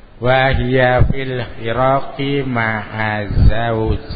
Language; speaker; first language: Arabic; non-native, learner; Indonesian